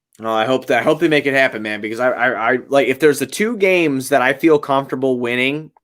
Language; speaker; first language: English; native; English